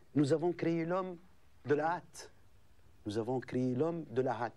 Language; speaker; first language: French; non-native, local second language; Arabic